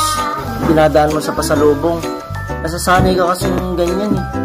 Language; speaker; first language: Filipino; native; Filipino